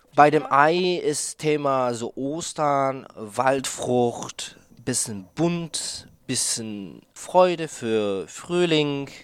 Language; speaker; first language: German; non-native, fluent; Japanese